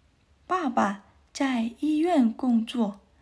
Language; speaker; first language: Chinese; non-native, fluent; Indonesian